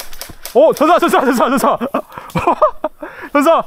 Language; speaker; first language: Korean; native; Korean